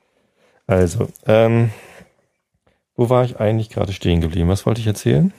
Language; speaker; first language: German; native; German